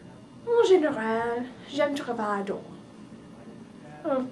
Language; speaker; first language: French; non-native, learner; English